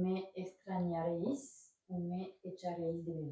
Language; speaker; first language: Spanish; non-native, learner; French